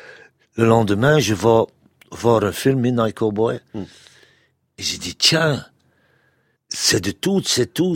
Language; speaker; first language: French; non-native, local second language; Dutch